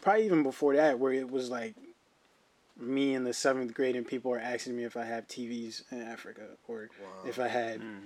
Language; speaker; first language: English; early bilingual, other home language; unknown